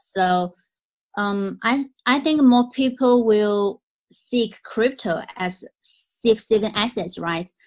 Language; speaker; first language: English; non-native, fluent; Chinese